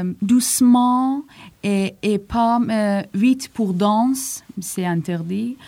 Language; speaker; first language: French; non-native, learner; Persian